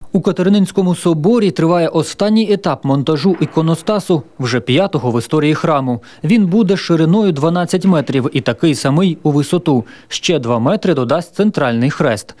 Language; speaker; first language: Ukrainian; native; Ukrainian